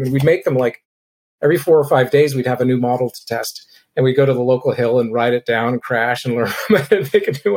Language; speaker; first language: English; native; English